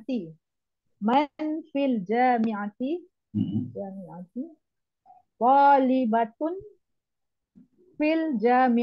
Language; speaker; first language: Arabic; non-native, learner; Indonesian